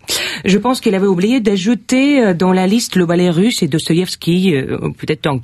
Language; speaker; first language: French; non-native, fluent; Russian